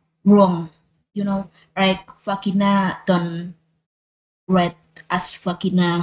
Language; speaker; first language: English; non-native, learner; Indonesian